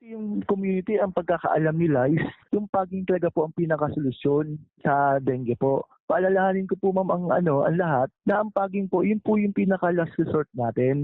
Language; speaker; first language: Filipino; non-native, local second language; Bikol